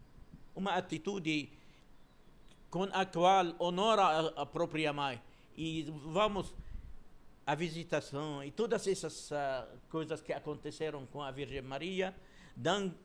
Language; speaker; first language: Portuguese; non-native, fluent; Arabic